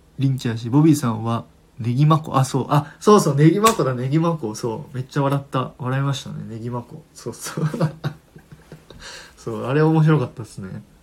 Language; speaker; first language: Japanese; native; Japanese